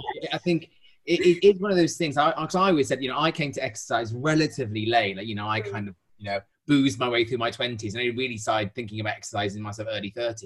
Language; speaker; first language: English; native; English